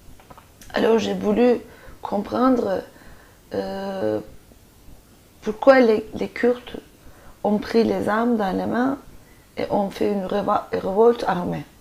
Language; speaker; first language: French; non-native, fluent; Turkish